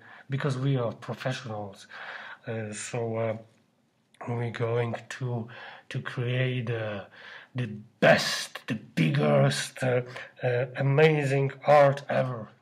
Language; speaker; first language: English; non-native, fluent; Polish